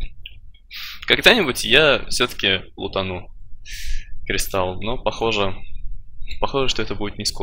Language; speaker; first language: Russian; native; Russian